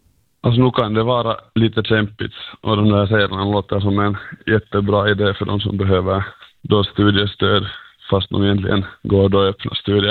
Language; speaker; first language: Swedish; native; Swedish